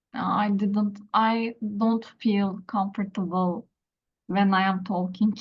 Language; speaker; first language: English; non-native, learner; Turkish